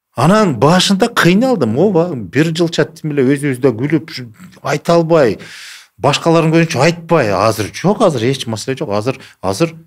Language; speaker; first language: Kyrgyz; non-native, local second language; Russian